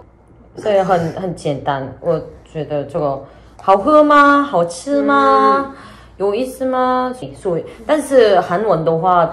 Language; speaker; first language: Chinese; non-native, learner; Korean